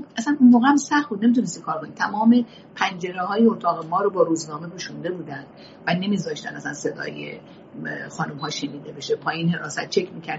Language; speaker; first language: Persian; non-native, local second language; Azerbaijani